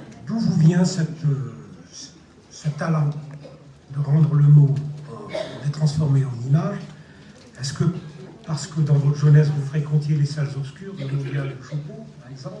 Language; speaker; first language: French; non-native, local second language; Arabic